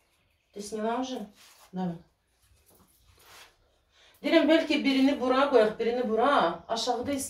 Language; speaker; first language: Russian; native; Russian